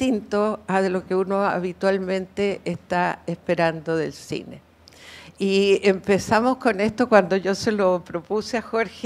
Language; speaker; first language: Spanish; native; Spanish